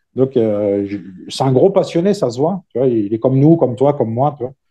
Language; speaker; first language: French; native; French